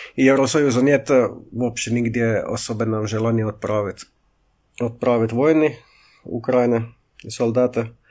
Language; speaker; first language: Russian; non-native, fluent; Finnish